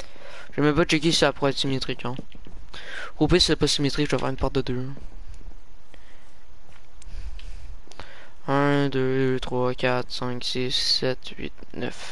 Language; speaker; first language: French; native; French